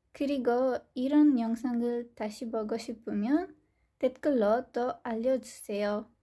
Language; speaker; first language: Korean; non-native, fluent; Romanian